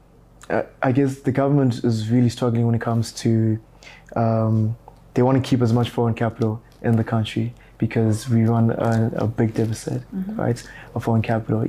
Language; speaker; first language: English; non-native, local second language; Shona